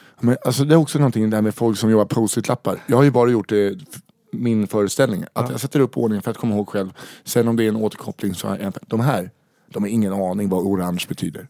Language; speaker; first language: Swedish; native; Swedish